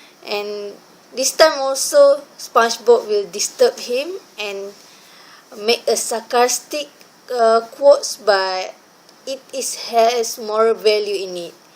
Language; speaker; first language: English; non-native, local second language; Malay